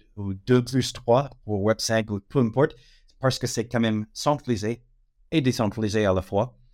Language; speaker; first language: French; non-native, fluent; English